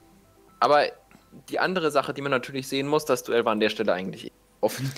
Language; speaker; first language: German; native; German